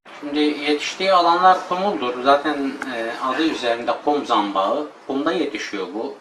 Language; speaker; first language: Turkish; native; Turkish